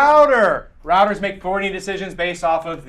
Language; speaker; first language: English; native; English